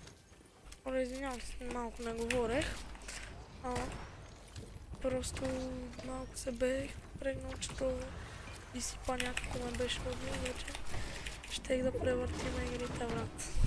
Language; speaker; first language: Bulgarian; native; Bulgarian